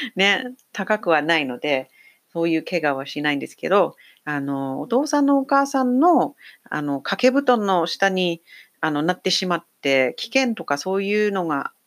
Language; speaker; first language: Japanese; non-native, fluent; English